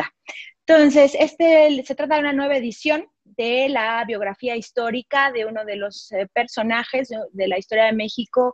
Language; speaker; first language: Spanish; native; Spanish